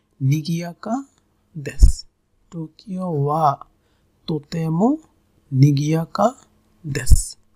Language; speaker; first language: Japanese; non-native, fluent; Bangla